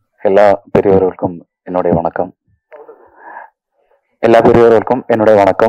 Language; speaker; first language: Tamil; non-native, learner; Malayalam